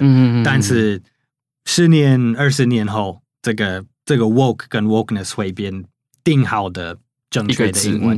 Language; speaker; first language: Chinese; non-native, fluent; English